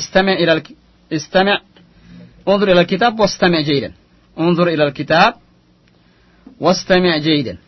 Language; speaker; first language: Arabic; non-native, fluent; Indonesian